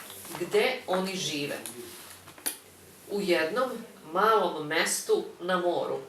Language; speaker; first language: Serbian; non-native, fluent; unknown